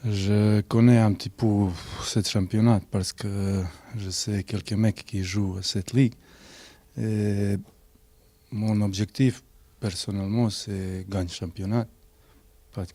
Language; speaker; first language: French; non-native, learner; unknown